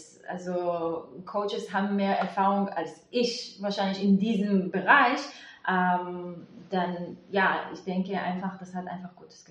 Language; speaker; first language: German; non-native, fluent; Hebrew